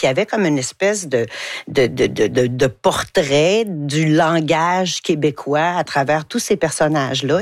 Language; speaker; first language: French; native; French